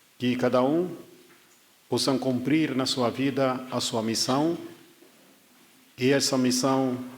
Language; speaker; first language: Portuguese; non-native, fluent; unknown